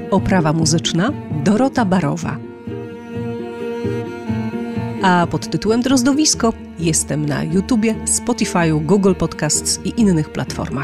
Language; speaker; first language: Polish; native; Polish